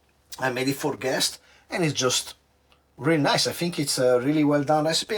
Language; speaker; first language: English; non-native, fluent; Italian